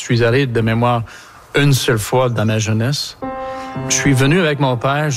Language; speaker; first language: French; non-native, local second language; English